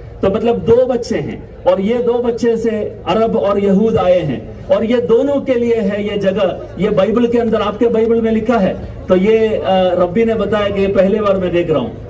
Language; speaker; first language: Urdu; non-native, local second language; Malayalam